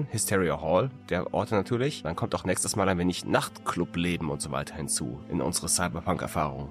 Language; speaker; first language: German; native; German